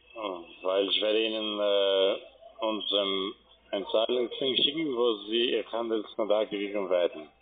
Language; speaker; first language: German; non-native, fluent; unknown